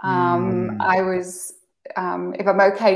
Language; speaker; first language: English; native; English